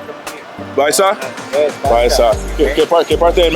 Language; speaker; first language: Spanish; non-native, learner; English